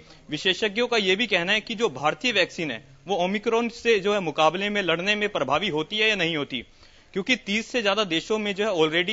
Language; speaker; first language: Hindi; native; Hindi